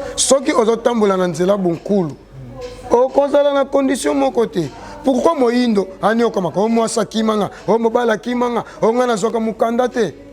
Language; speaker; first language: Lingala; non-native, local second language; Kongo